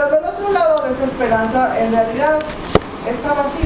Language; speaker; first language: Spanish; native; Spanish